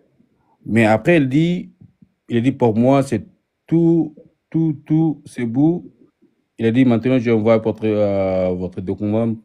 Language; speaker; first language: French; non-native, learner; Arabic